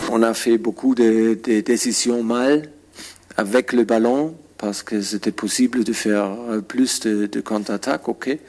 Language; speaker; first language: French; non-native, fluent; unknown